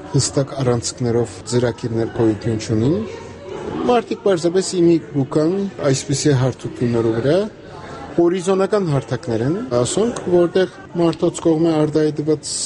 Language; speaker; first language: Armenian; native; Armenian